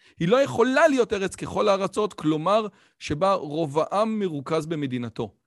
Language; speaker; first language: Hebrew; native; Hebrew